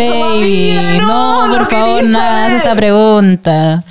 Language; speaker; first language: Spanish; native; Spanish